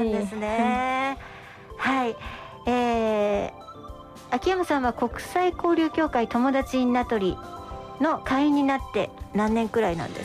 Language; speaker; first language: Japanese; native; Japanese